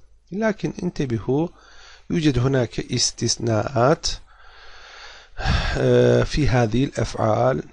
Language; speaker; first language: Arabic; non-native, fluent; Turkish